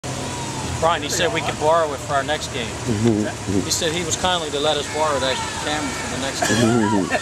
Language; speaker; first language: English; native; English